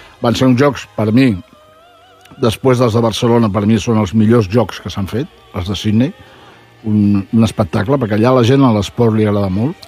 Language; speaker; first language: Catalan; native; Catalan